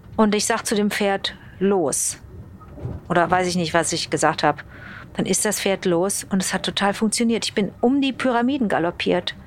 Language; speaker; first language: German; native; German